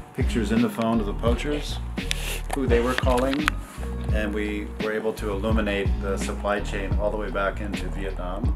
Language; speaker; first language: English; native; English